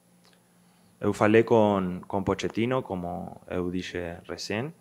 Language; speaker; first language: Portuguese; non-native, learner; Spanish